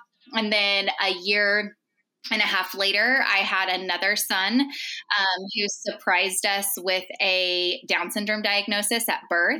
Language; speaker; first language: English; native; English